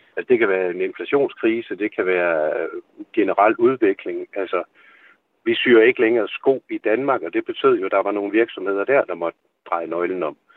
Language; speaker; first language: Danish; native; Danish